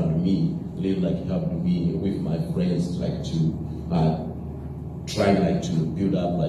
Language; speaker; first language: English; non-native, local second language; Nyanja